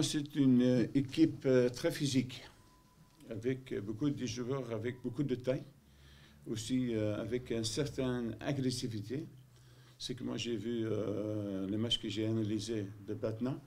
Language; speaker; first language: French; non-native, learner; Dutch